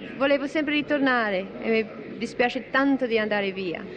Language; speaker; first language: Italian; non-native, learner; French